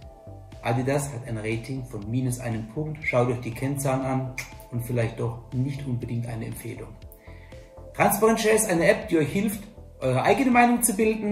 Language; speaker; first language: German; native; German